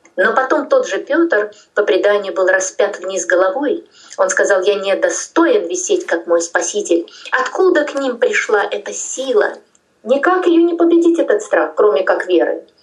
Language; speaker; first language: Russian; non-native, local second language; Tajik